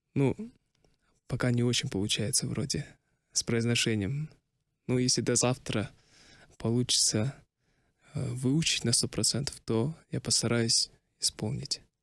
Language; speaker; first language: Russian; non-native, local second language; Kazakh